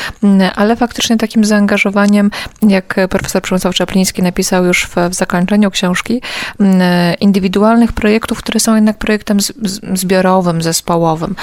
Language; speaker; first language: Polish; native; Polish